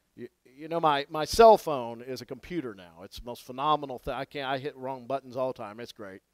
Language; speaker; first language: English; native; English